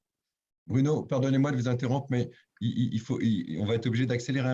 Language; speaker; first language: French; native; French